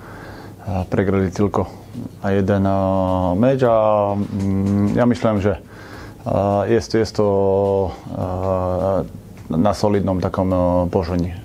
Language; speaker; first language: Polish; non-native, learner; Slovak